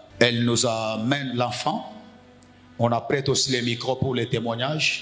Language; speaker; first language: French; non-native, local second language; Lingala